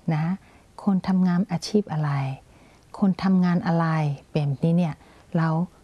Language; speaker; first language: Thai; non-native, fluent; Burmese